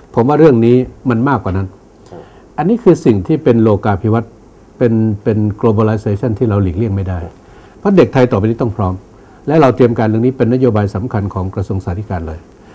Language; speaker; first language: Thai; non-native, local second language; Northeastern Thai